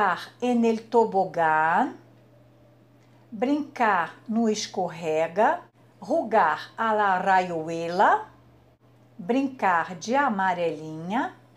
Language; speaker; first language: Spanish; non-native, fluent; Portuguese